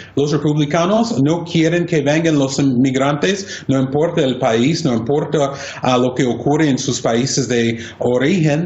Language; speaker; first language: Spanish; non-native, fluent; English